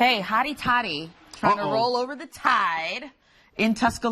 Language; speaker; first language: English; native; English